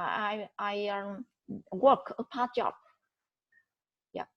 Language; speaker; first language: English; non-native, learner; Vietnamese